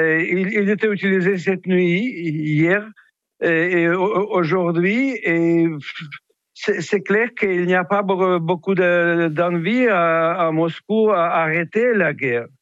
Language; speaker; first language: French; non-native, fluent; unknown